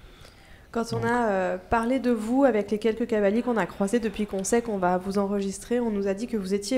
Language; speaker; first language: French; native; French